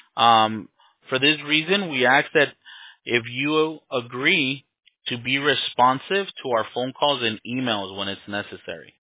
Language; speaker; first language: English; early bilingual, other home language; Spanish